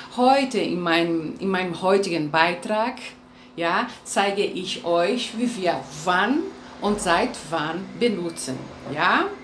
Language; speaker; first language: German; non-native, fluent; Portuguese